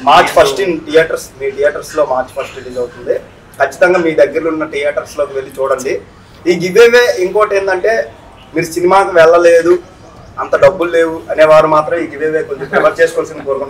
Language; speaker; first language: Telugu; native; Telugu